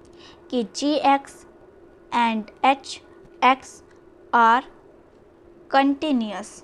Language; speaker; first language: Hindi; native; Hindi